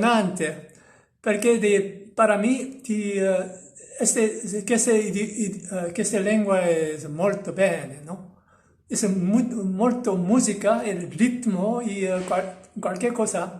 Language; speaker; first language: Italian; non-native, learner; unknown